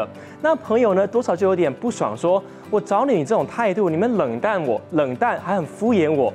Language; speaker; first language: Chinese; native; Chinese